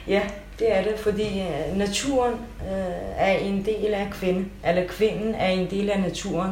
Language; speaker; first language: Danish; non-native, fluent; Kurdish